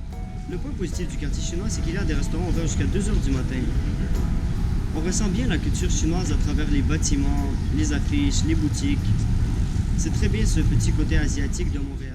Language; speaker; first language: French; native; French